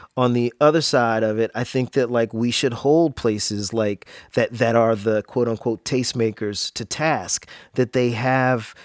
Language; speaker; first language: English; native; English